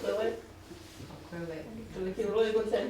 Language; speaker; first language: Bosnian; native; Bosnian